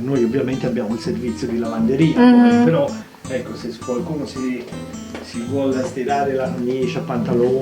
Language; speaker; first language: Italian; native; Italian